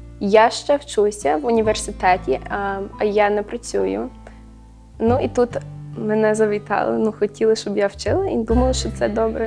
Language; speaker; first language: Ukrainian; early bilingual, heritage; Ukrainian